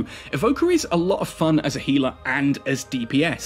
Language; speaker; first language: English; native; English